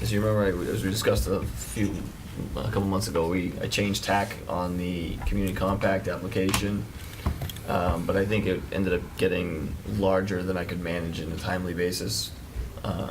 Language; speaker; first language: English; native; English